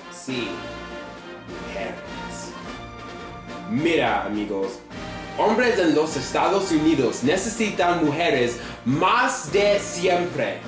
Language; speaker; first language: Spanish; non-native, learner; English